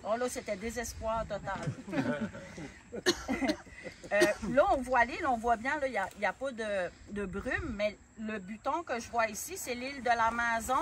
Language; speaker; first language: French; native; French